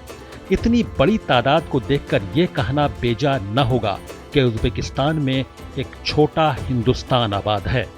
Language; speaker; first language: Hindi; native; Hindi